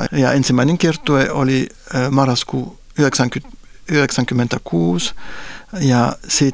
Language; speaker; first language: Finnish; non-native, fluent; French